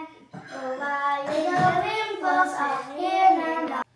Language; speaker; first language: Dutch; early bilingual, other home language; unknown